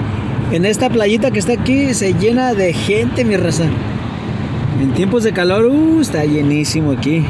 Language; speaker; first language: Spanish; native; Spanish